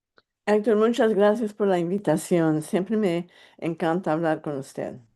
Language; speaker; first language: Spanish; early bilingual, heritage; English